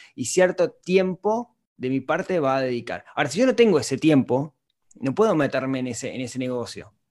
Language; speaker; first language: Spanish; native; Spanish